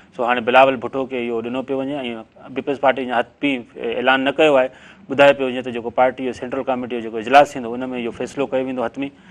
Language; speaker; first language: Sindhi; native; Sindhi